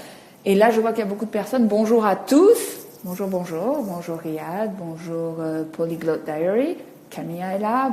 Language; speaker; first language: French; native; French